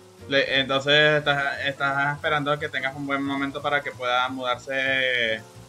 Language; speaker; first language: Spanish; native; Spanish